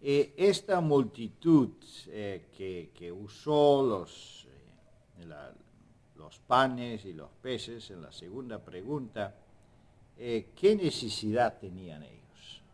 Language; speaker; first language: Spanish; non-native, fluent; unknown